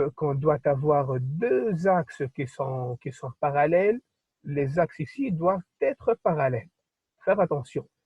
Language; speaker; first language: French; non-native, local second language; Arabic